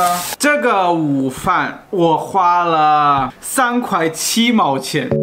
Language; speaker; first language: Chinese; non-native, fluent; German